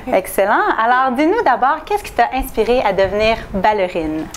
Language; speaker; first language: French; native; French